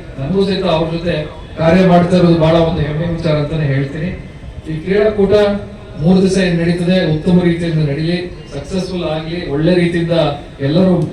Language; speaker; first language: Kannada; native; Kannada